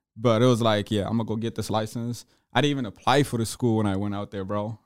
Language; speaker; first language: English; early bilingual, other home language; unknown